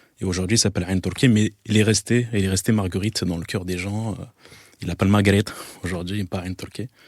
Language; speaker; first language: French; non-native, local second language; Arabic